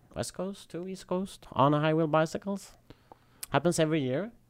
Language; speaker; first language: English; non-native, fluent; Swedish